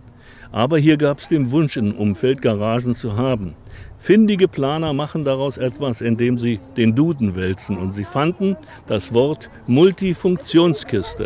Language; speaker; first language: German; native; German